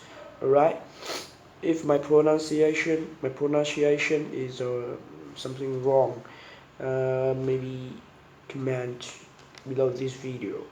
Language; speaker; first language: English; non-native, learner; Vietnamese